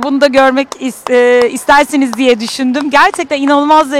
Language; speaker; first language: Turkish; native; Turkish